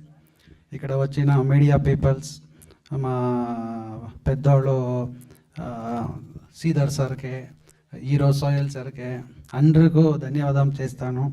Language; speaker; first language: Telugu; non-native, learner; Kannada